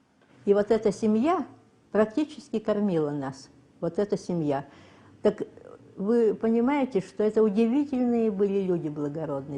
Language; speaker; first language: Russian; native; Russian